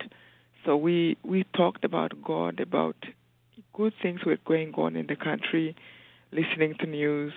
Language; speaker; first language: English; non-native, local second language; Kinyarwanda